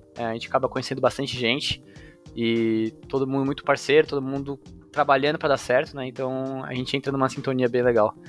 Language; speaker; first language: Portuguese; native; Portuguese